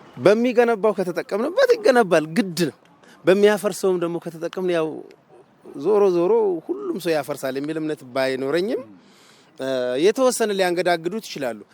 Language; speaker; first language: Amharic; non-native, local second language; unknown